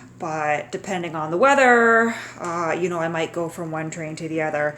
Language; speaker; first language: English; native; English